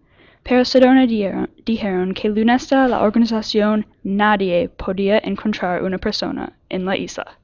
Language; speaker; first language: Spanish; non-native, learner; English